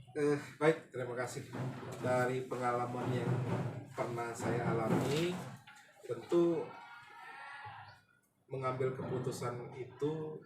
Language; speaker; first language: Indonesian; native; Indonesian